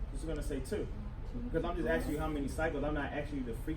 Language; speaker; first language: English; native; English